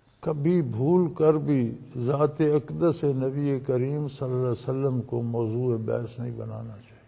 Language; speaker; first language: Urdu; non-native, local second language; Punjabi